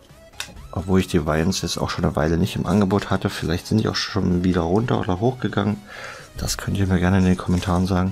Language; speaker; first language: German; native; German